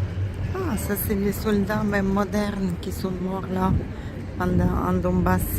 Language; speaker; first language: French; non-native, fluent; Russian